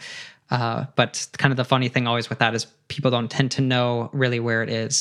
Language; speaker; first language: English; native; English